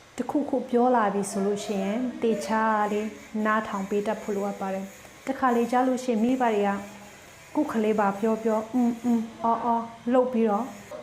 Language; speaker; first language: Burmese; non-native, local second language; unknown